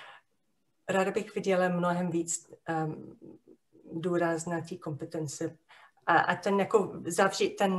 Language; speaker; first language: Czech; non-native, fluent; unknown